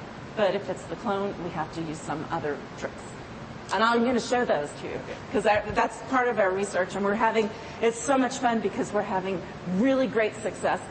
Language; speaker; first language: English; native; English